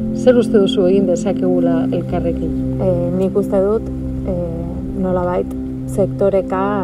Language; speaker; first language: Basque; non-native, fluent; Spanish